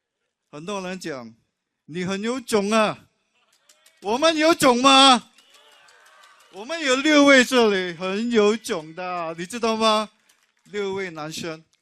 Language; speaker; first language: Chinese; non-native, local second language; English